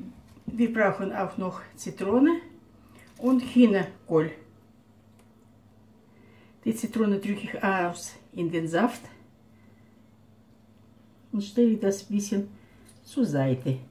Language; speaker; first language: German; non-native, fluent; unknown